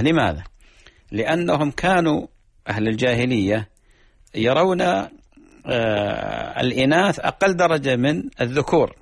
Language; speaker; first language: Arabic; native; Arabic